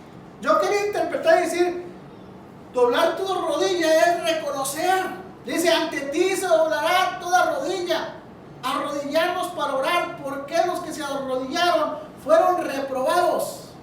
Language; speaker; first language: Spanish; native; Spanish